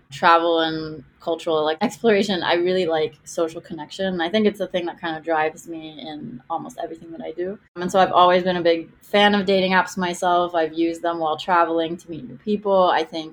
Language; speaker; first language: English; non-native, fluent; Hebrew